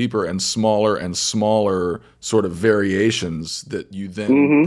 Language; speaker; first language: English; native; English